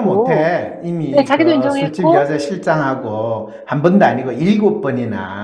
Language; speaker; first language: Korean; native; Korean